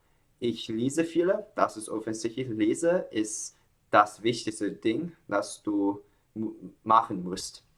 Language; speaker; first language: German; non-native, learner; Chinese